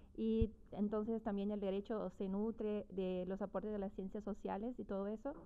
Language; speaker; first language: Spanish; non-native, fluent; Portuguese